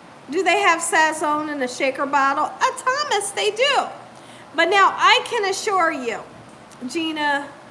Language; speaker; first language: English; native; English